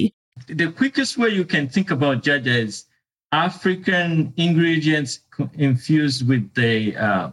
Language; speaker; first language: English; non-native, local second language; Ganda